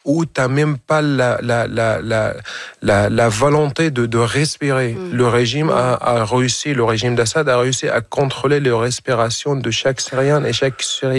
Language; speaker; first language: French; non-native, fluent; Arabic